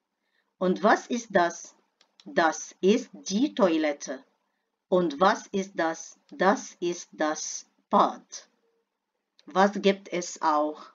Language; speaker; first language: German; non-native, fluent; Arabic